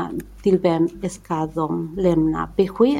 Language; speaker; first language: Swedish; non-native, fluent; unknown